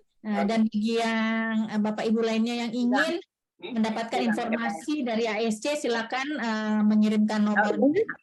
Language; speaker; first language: Malay; native; Malay